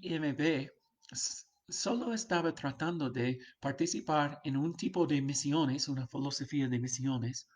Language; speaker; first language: Spanish; non-native, fluent; English